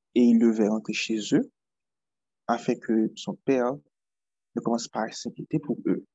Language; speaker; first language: French; non-native, local second language; Haitian Creole